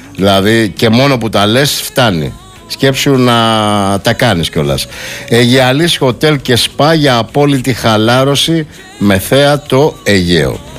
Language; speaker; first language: Greek; native; Greek